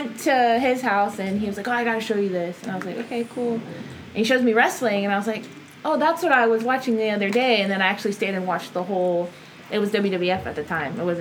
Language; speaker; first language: English; early bilingual, other home language; Spanish